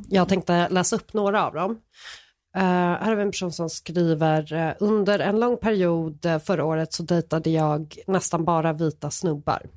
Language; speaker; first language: Swedish; native; Swedish